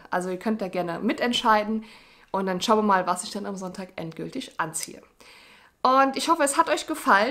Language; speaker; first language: German; native; German